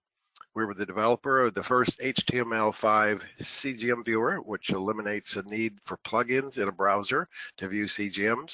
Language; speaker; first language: English; native; English